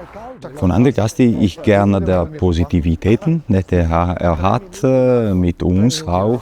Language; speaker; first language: German; non-native, learner; Italian